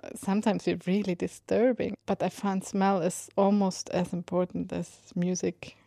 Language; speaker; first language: English; non-native, fluent; Swedish